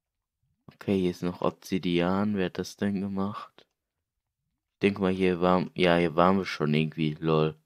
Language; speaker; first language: German; native; German